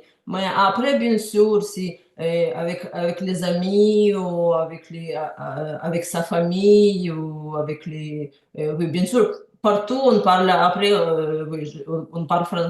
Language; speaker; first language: French; non-native, learner; Ukrainian